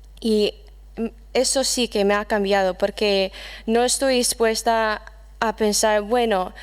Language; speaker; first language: Spanish; non-native, fluent; English